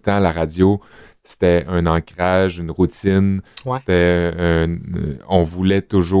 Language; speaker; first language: French; native; French